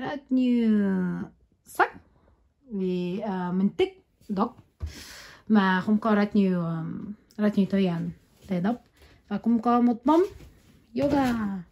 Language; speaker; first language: Vietnamese; non-native, learner; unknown